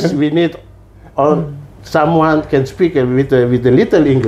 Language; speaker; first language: English; non-native, learner; Indonesian